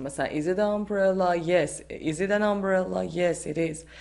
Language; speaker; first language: English; non-native, fluent; Persian